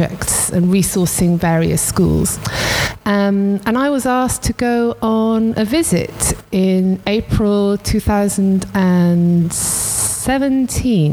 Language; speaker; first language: English; native; English